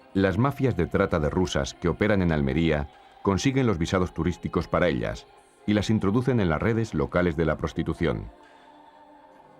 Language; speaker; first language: Spanish; native; Spanish